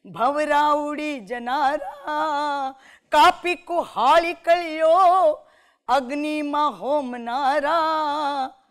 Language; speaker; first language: Gujarati; non-native, local second language; Marathi